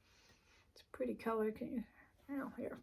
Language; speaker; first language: English; native; English